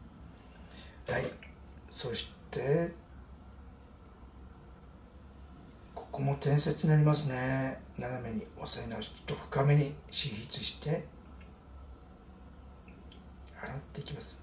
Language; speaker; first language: Japanese; native; Japanese